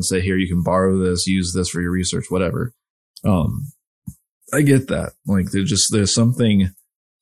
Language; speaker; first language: English; native; English